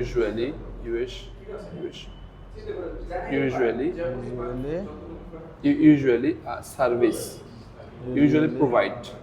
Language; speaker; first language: English; non-native, local second language; Bangla